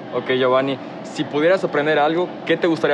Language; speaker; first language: Spanish; native; Spanish